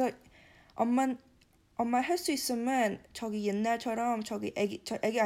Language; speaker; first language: Korean; early bilingual, heritage; Korean